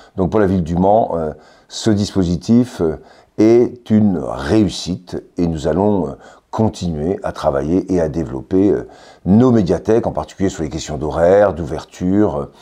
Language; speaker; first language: French; native; French